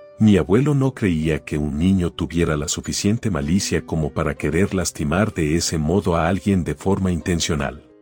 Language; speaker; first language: Spanish; native; Spanish